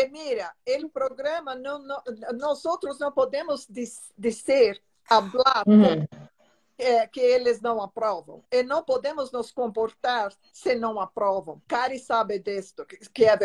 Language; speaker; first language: Spanish; non-native, learner; Portuguese